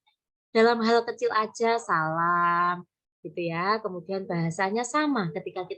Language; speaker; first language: Indonesian; native; Indonesian